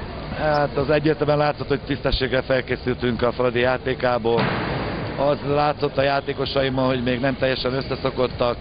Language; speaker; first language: Hungarian; native; Hungarian